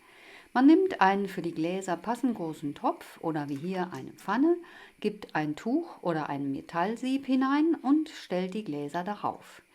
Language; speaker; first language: German; native; German